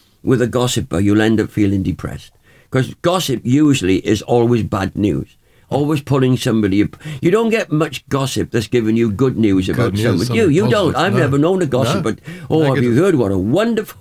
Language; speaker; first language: English; native; English